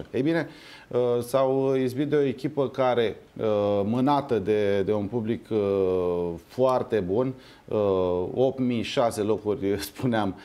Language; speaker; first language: Romanian; native; Romanian